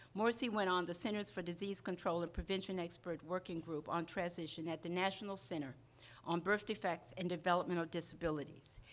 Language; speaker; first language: English; non-native, fluent; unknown